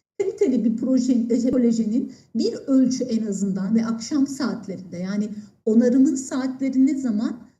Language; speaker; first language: Turkish; native; Turkish